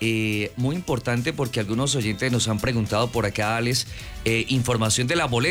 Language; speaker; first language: Spanish; native; Spanish